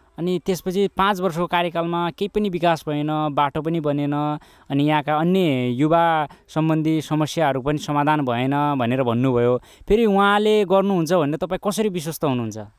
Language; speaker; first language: Nepali; native; Nepali